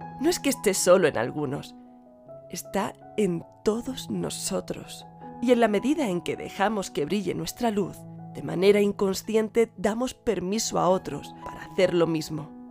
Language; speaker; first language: Spanish; native; Spanish